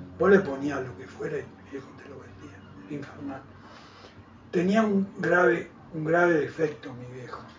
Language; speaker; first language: Spanish; native; Spanish